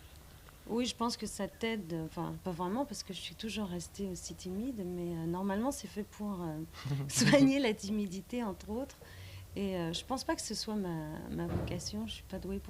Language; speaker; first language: French; native; French